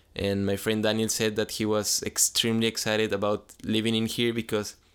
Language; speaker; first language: English; non-native, fluent; Spanish